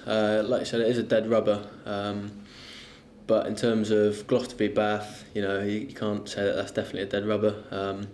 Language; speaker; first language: English; native; English